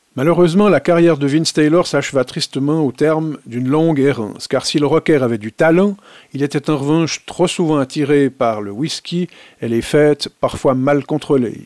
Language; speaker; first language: French; native; French